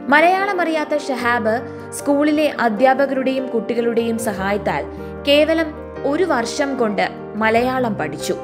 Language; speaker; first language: Malayalam; native; Malayalam